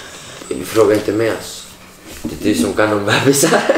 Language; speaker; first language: Swedish; non-native, learner; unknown